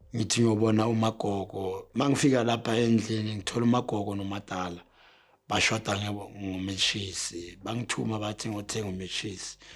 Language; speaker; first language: Zulu; native; Zulu